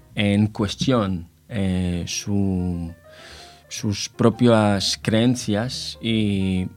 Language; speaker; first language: Spanish; non-native, fluent; Hebrew